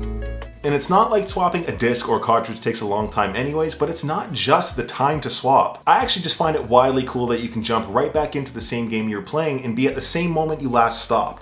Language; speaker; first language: English; native; English